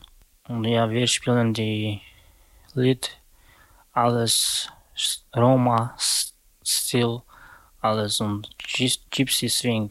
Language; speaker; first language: German; non-native, learner; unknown